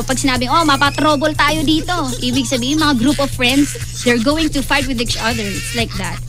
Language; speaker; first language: English; non-native, local second language; Filipino